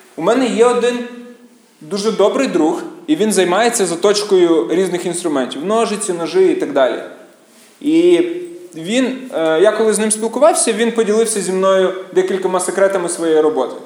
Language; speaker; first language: Ukrainian; native; Ukrainian